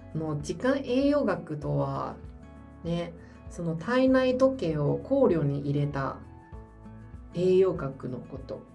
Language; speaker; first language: Japanese; non-native, fluent; Chinese